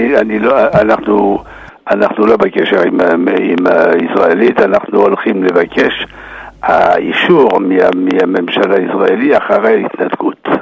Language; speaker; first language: Hebrew; non-native, fluent; English